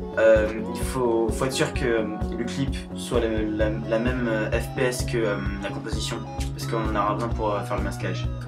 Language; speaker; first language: French; native; French